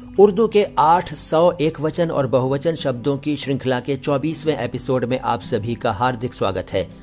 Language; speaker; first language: Hindi; native; Hindi